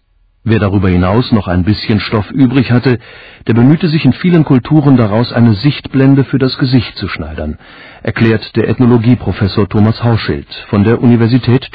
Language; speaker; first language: German; native; German